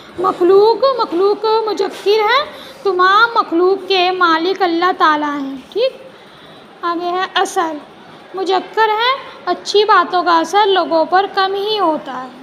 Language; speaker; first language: Urdu; non-native, local second language; Punjabi